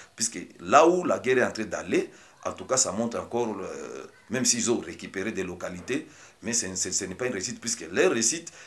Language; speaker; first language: French; non-native, local second language; Swahili